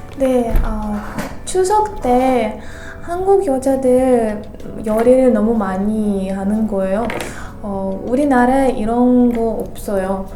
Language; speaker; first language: Korean; non-native, fluent; Belarusian